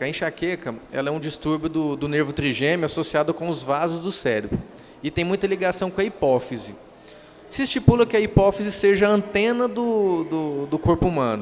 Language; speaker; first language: Portuguese; native; Portuguese